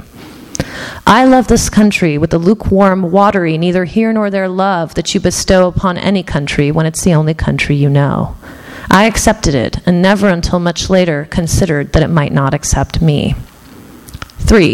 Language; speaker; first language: English; early bilingual, other home language; Persian